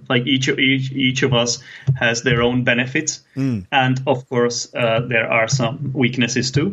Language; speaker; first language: English; non-native, fluent; Czech